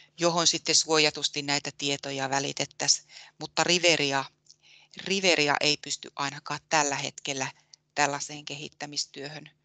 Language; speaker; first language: Finnish; native; Finnish